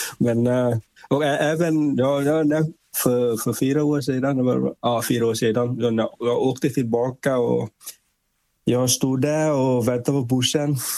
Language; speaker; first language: Swedish; non-native, fluent; Vietnamese